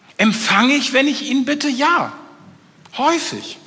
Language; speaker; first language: German; native; German